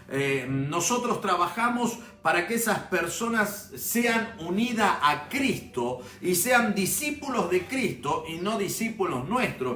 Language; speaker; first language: Spanish; native; Spanish